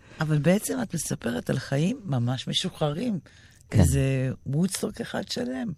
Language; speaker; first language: Hebrew; native; Hebrew